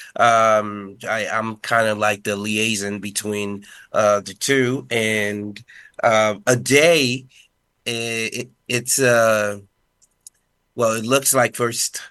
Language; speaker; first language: English; non-native, fluent; Spanish